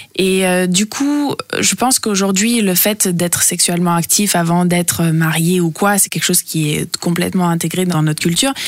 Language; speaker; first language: French; early bilingual, heritage; Italian